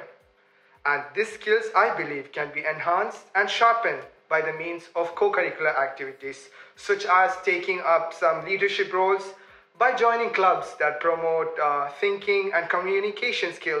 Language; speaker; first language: English; non-native, local second language; Tamil